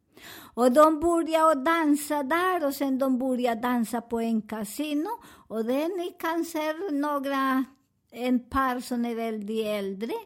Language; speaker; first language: Swedish; non-native, learner; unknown